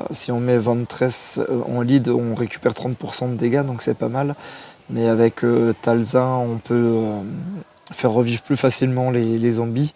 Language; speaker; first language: French; native; French